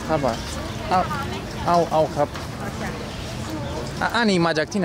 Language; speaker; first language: Thai; non-native, learner; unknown